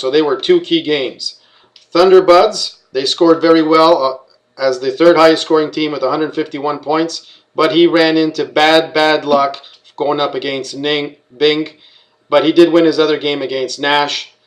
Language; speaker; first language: English; native; English